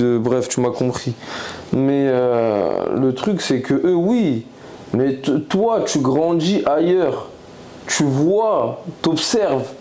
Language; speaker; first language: French; native; French